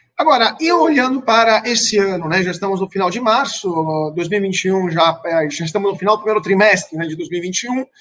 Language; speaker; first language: Portuguese; non-native, fluent; Italian